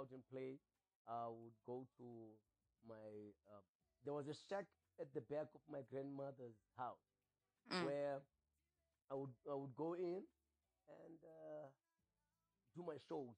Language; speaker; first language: English; non-native, local second language; Xhosa